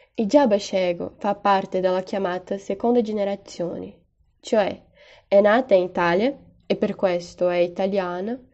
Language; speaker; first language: Italian; non-native, fluent; Portuguese